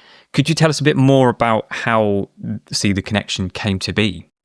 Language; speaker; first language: English; native; English